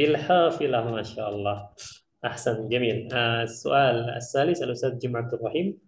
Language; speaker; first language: Arabic; non-native, fluent; Indonesian